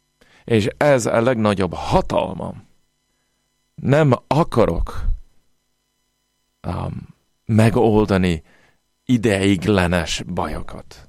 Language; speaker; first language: Hungarian; non-native, fluent; English